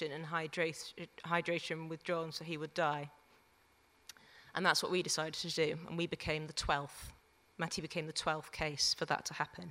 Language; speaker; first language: English; native; English